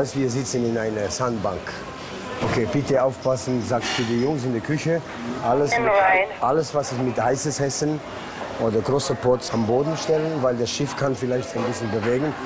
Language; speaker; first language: German; non-native, learner; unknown